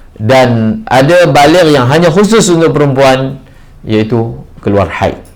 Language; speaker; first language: Malay; native; Malay